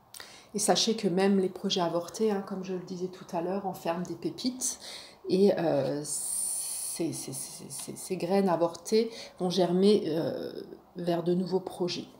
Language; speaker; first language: French; native; French